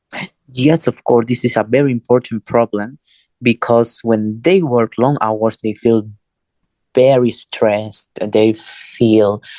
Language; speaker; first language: English; non-native, fluent; Spanish